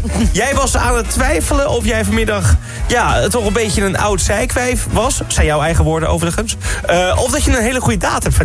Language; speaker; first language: Dutch; native; Dutch